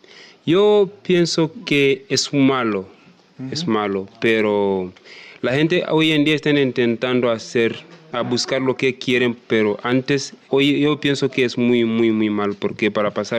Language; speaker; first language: Spanish; non-native, learner; Masai